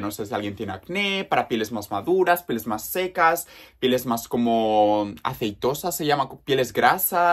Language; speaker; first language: Spanish; native; Spanish